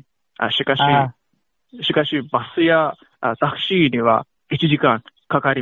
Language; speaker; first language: Japanese; non-native, learner; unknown